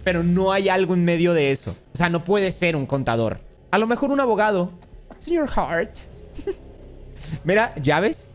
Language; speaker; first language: Spanish; native; Spanish